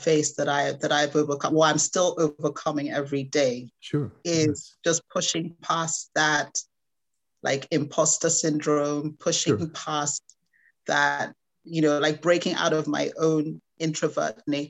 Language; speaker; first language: English; non-native, local second language; Igbo